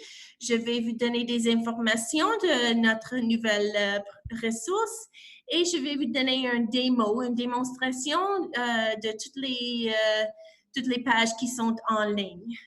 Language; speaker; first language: French; non-native, local second language; English